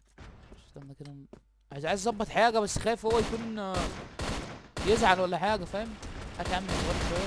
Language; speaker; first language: Arabic; native; Arabic